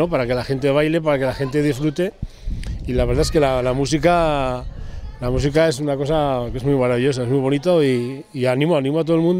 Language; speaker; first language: Spanish; native; Spanish